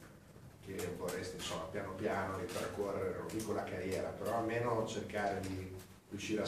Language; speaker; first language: Italian; native; Italian